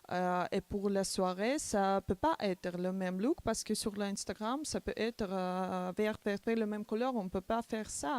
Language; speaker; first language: French; non-native, learner; Macedonian